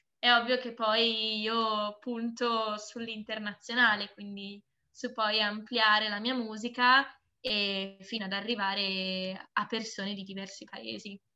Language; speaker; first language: Italian; native; Italian